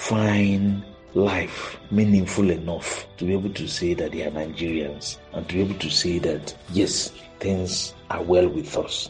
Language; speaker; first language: English; non-native, local second language; Igbo